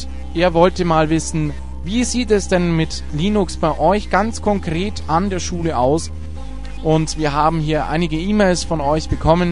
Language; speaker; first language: German; native; German